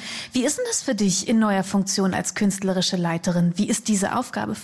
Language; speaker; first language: German; native; German